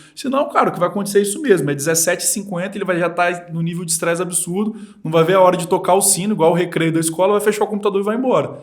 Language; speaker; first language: Portuguese; native; Portuguese